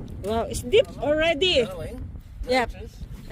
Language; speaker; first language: English; non-native, learner; Filipino